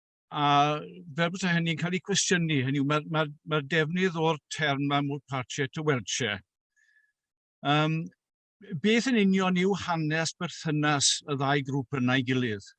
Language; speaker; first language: Welsh; native; Welsh